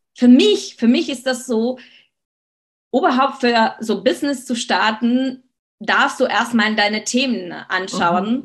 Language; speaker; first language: German; non-native, fluent; Slovak